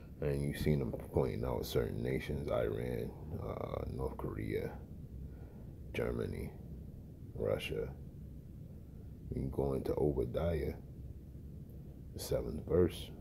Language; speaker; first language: English; native; English